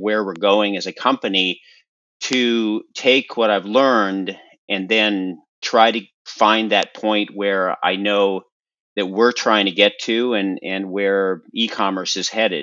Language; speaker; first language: English; native; English